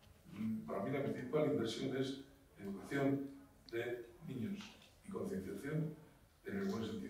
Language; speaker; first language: Spanish; native; Spanish